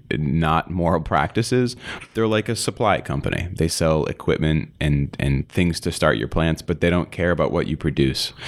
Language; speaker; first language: English; native; English